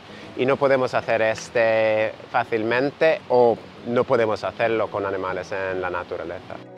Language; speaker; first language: Spanish; non-native, fluent; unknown